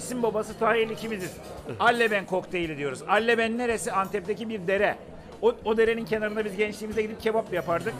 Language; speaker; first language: Turkish; native; Turkish